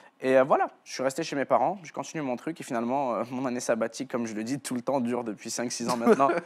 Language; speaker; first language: French; non-native, local second language; Arabic